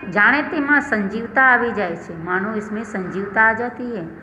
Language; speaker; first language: Hindi; non-native, local second language; Gujarati